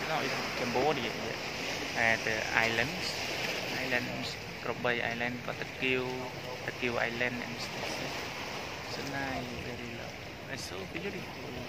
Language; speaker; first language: English; non-native, learner; Khmer